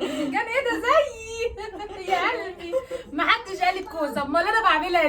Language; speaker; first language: Arabic; native; Arabic